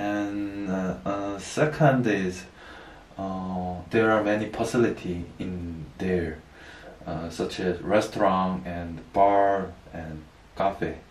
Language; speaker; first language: English; non-native, learner; Korean